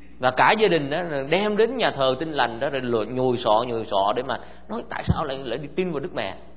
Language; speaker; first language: Vietnamese; early bilingual, heritage; Vietnamese